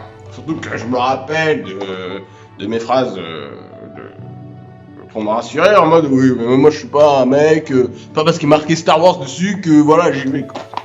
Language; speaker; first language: French; native; French